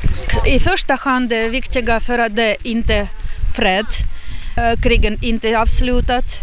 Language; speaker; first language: Swedish; non-native, learner; Ukrainian